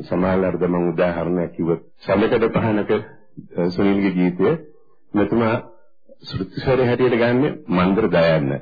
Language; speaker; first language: Sinhala; native; Sinhala